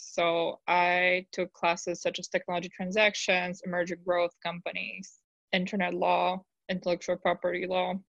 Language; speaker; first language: English; non-native, fluent; Polish